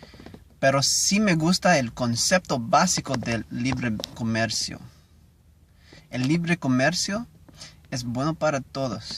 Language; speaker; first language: Spanish; non-native, learner; English